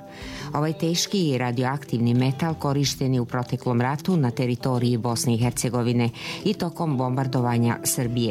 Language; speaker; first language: Serbian; native; Serbian